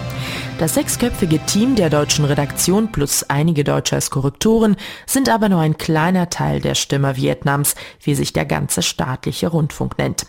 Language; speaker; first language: German; native; German